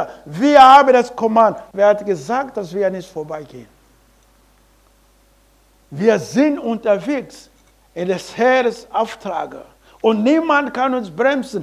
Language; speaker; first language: German; non-native, learner; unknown